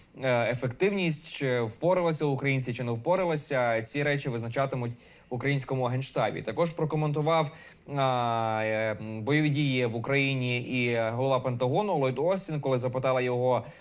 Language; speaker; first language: Ukrainian; native; Ukrainian